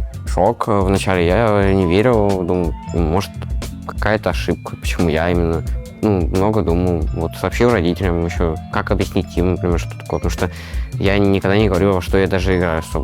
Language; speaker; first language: Russian; native; Russian